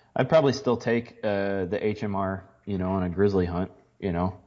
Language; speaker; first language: English; native; English